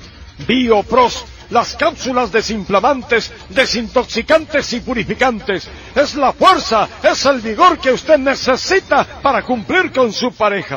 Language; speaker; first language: Spanish; native; Spanish